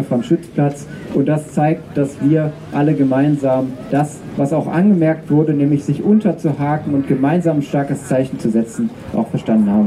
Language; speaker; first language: German; native; German